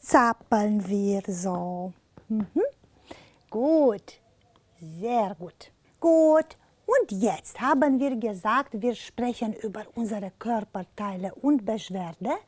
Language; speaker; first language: German; non-native, fluent; Romanian